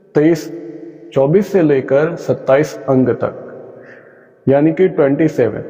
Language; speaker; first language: Hindi; non-native, local second language; Punjabi